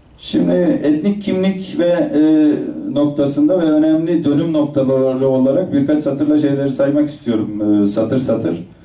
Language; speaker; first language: Turkish; native; Turkish